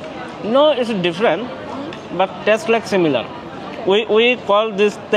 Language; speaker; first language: English; non-native, learner; Bangla